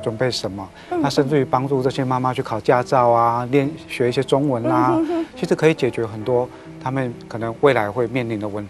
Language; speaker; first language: Chinese; native; Chinese